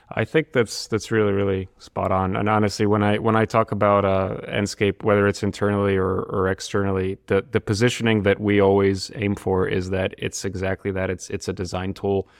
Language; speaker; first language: English; non-native, fluent; Bulgarian